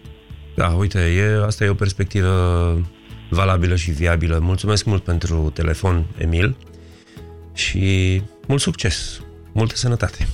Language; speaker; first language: Romanian; native; Romanian